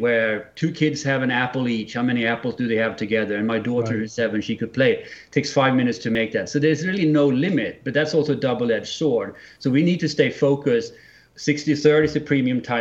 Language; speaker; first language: English; non-native, fluent; Swedish